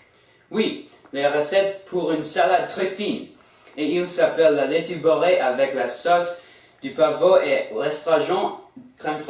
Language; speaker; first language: French; non-native, learner; English